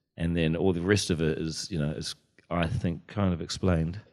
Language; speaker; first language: English; native; English